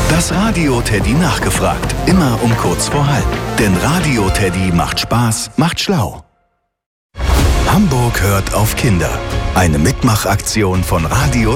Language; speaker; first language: German; native; German